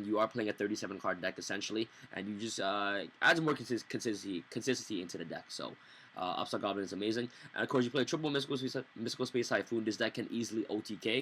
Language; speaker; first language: English; native; English